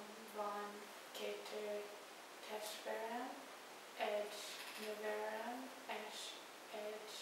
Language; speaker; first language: Hungarian; non-native, learner; English